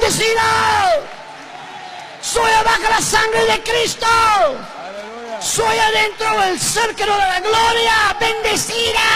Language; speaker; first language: Spanish; non-native, learner; English